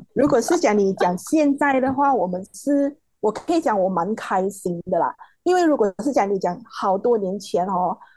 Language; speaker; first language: Chinese; native; Chinese